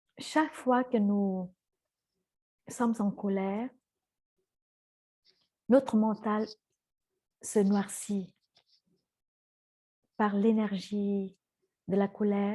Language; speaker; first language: French; non-native, fluent; Vietnamese